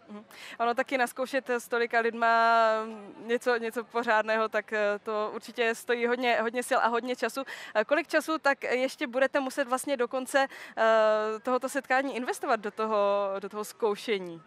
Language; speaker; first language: Czech; native; Czech